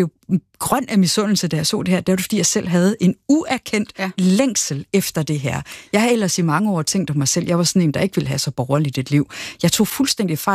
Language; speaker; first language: Danish; native; Danish